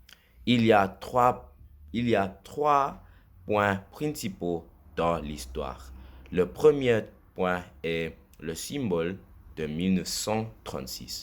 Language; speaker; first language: French; non-native, learner; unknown